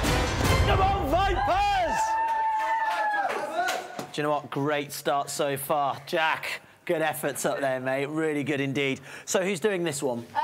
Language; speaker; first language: English; native; English